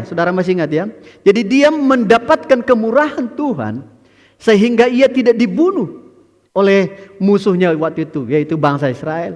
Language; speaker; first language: Indonesian; native; Indonesian